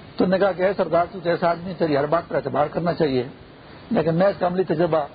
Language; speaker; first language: Urdu; non-native, local second language; Pashto